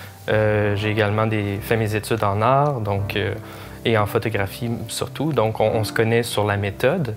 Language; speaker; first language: French; native; French